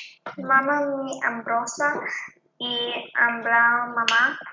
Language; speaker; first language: Spanish; non-native, learner; English